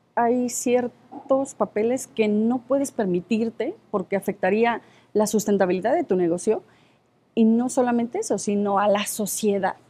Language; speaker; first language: Spanish; native; Spanish